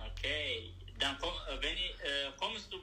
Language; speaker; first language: German; non-native, learner; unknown